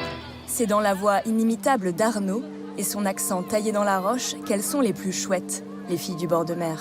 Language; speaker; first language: French; native; French